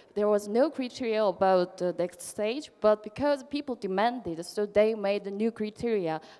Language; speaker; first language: English; non-native, fluent; Korean